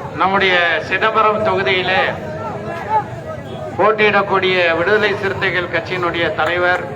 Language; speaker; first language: Tamil; native; Tamil